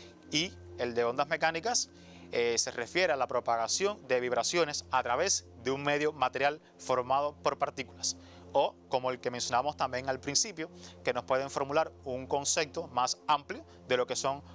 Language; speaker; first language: Spanish; native; Spanish